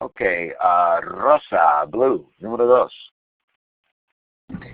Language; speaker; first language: Spanish; non-native, fluent; English